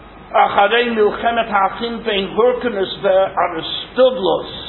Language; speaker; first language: Hebrew; non-native, fluent; English